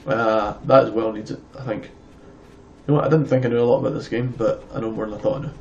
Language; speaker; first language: English; native; English